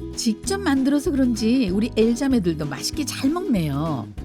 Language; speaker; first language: Korean; native; Korean